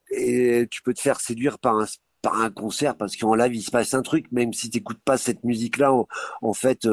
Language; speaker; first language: French; native; French